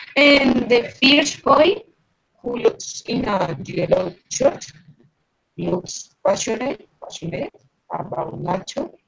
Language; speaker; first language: English; non-native, learner; Spanish